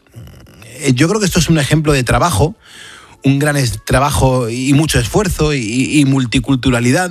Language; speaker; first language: Spanish; native; Spanish